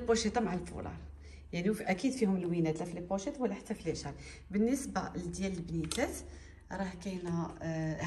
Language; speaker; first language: Arabic; native; Arabic